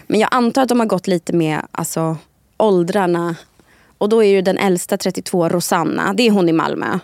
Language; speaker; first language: Swedish; native; Swedish